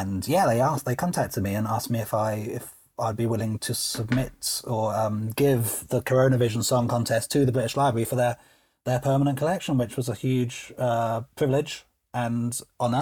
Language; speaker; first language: English; native; English